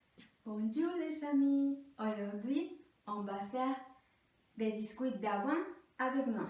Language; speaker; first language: French; non-native, learner; Spanish